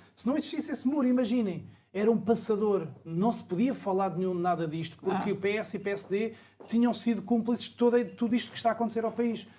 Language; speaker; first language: Portuguese; native; Portuguese